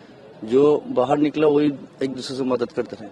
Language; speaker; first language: Hindi; non-native, local second language; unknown